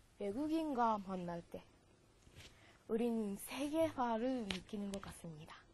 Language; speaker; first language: Korean; non-native, learner; Japanese